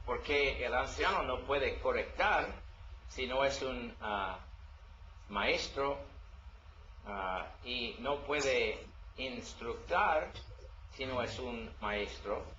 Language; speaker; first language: Spanish; non-native, learner; English